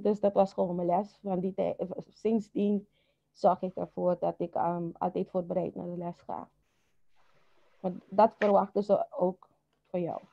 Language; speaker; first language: Dutch; non-native, local second language; Papiamento